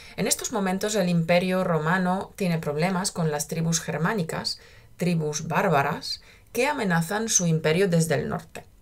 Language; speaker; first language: Spanish; native; Spanish